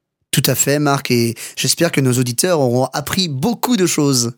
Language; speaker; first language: French; native; French